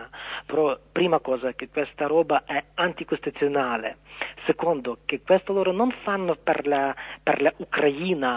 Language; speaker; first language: Italian; non-native, learner; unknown